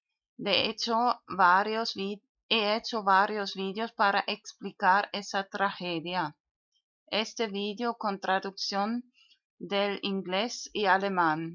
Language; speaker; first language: Spanish; non-native, fluent; German